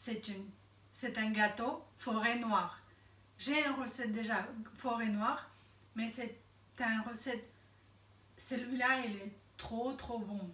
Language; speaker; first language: French; non-native, fluent; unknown